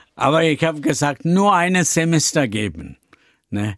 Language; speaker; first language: German; non-native, learner; Tamil